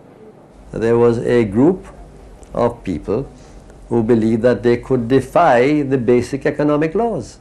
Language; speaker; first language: English; native; English